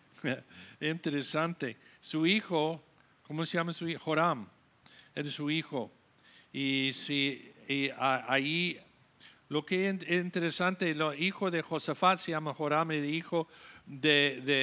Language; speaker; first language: Spanish; non-native, learner; English